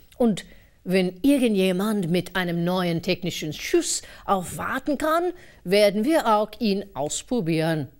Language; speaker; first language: German; non-native, fluent; English